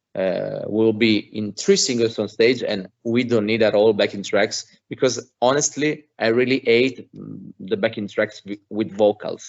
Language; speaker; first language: English; non-native, fluent; Italian